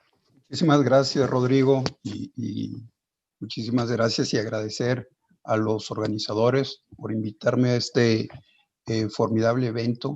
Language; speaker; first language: Spanish; native; Spanish